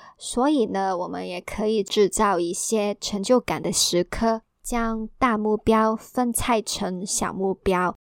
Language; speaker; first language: Chinese; non-native, local second language; Cantonese